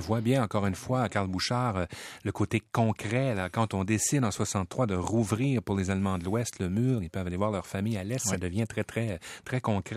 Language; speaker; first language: French; native; French